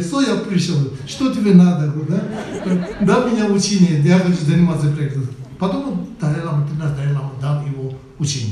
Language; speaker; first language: Russian; non-native, learner; Tibetan